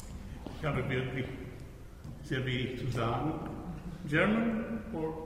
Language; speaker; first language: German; non-native, fluent; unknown